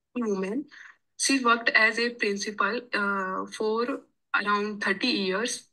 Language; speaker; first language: English; non-native, fluent; Bangla